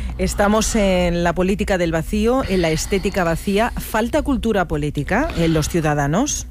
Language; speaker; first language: Spanish; native; Spanish